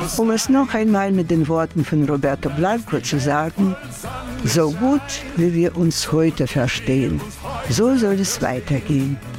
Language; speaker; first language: German; non-native, fluent; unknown